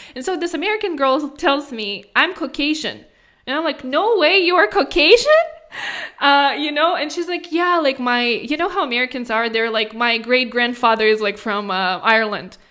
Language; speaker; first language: English; non-native, fluent; Kazakh